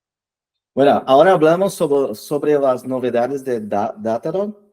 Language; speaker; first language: Spanish; non-native, fluent; Portuguese